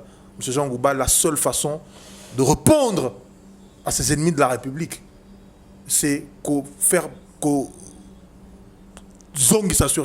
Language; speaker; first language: French; non-native, local second language; Lingala